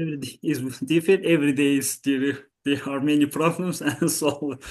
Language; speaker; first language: English; non-native, learner; Azerbaijani